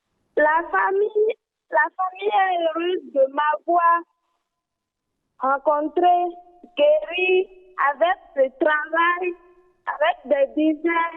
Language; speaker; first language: French; non-native, learner; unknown